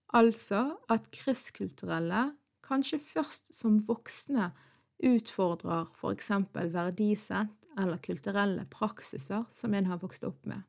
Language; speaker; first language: Norwegian; early bilingual, other home language; Arabic